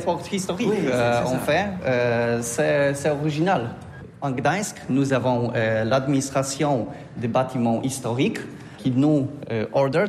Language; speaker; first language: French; non-native, learner; Polish